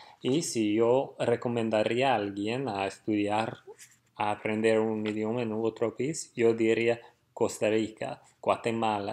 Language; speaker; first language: Spanish; non-native, fluent; English